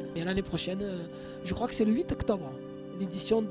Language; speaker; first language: French; native; French